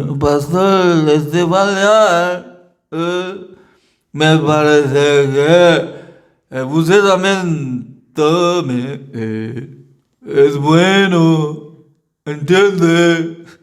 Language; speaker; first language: Spanish; non-native, learner; Korean